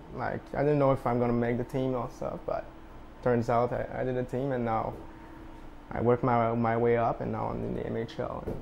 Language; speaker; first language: English; non-native, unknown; French